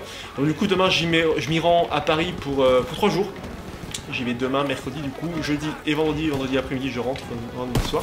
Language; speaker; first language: French; native; French